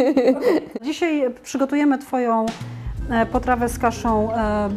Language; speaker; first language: Polish; native; Polish